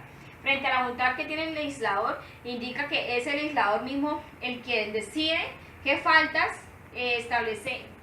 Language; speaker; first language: Spanish; native; Spanish